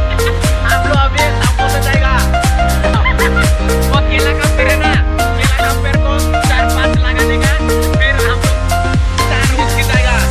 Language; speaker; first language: Hindi; non-native, local second language; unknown